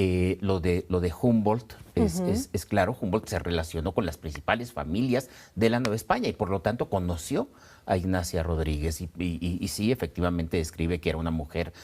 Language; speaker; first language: Spanish; native; Spanish